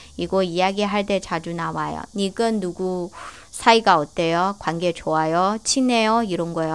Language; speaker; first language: Korean; non-native, learner; Chinese